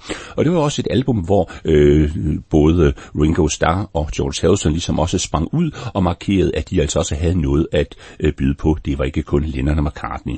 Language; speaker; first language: Danish; native; Danish